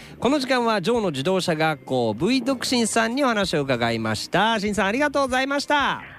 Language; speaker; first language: Japanese; native; Japanese